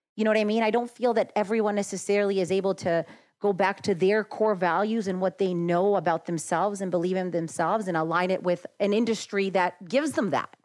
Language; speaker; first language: English; early bilingual, other home language; Macedonian